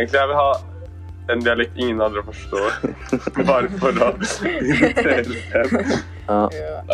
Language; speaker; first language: Norwegian; native; Norwegian